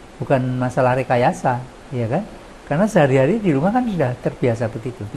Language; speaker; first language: Indonesian; non-native, local second language; Javanese